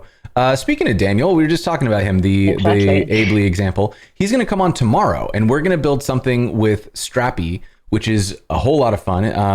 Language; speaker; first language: English; native; English